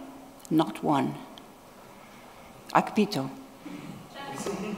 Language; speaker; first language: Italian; non-native, learner; English